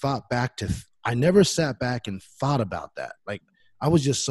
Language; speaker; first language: English; non-native, fluent; Samoan